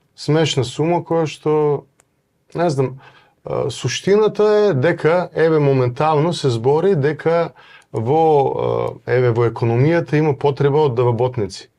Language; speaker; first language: Macedonian; native; Macedonian